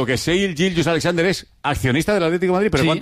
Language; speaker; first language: Spanish; native; Spanish